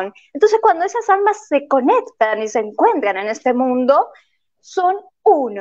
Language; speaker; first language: Spanish; native; Spanish